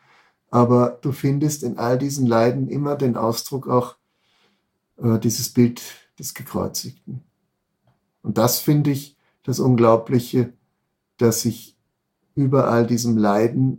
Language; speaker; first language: German; native; German